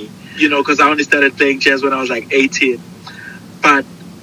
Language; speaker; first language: English; non-native, local second language; Zulu